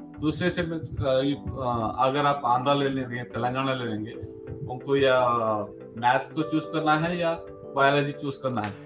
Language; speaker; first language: Hindi; non-native, local second language; Kannada